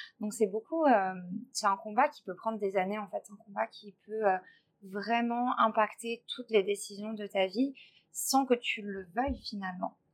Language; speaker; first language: French; native; French